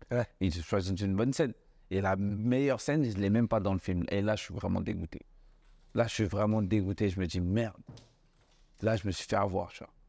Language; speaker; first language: French; early bilingual, other home language; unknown